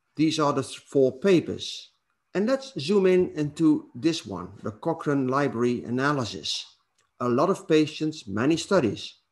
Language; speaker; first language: English; non-native, fluent; Dutch